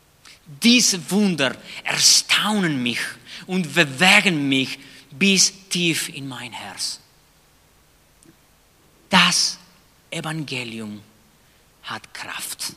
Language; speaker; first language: German; non-native, fluent; Spanish